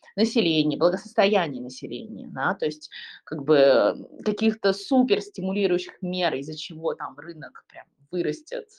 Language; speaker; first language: Russian; non-native, fluent; Chinese